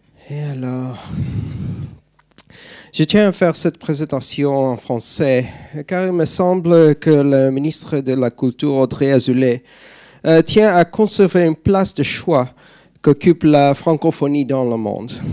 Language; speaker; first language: French; non-native, learner; Greek